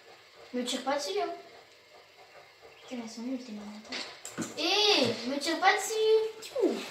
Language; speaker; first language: French; native; French